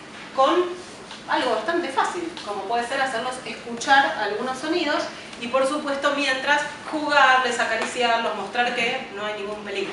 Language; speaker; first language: Spanish; native; Spanish